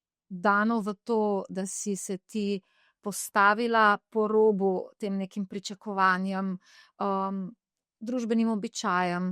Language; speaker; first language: Slovenian; native; Slovenian